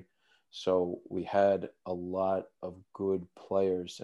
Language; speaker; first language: English; native; English